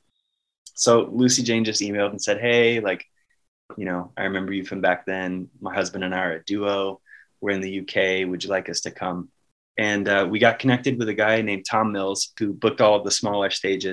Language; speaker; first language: English; native; English